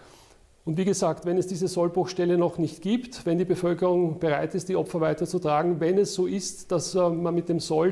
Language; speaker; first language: German; native; German